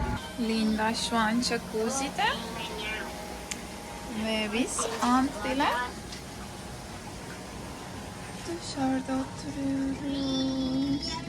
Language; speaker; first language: Turkish; non-native, learner; Estonian